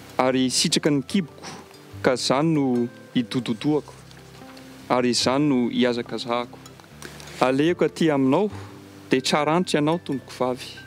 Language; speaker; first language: Malagasy; non-native, fluent; French